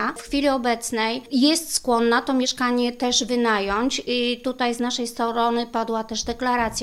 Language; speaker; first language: Polish; native; Polish